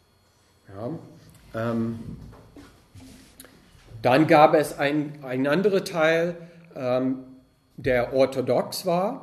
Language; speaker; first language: German; non-native, fluent; English